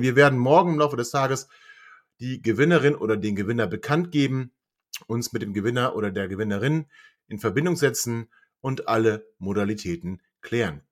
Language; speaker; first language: German; native; German